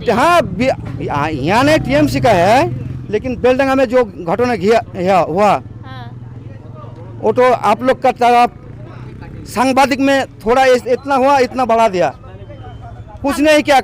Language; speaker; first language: Hindi; non-native, local second language; Bangla